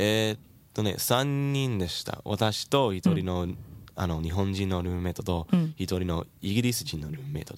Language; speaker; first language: Japanese; non-native, learner; English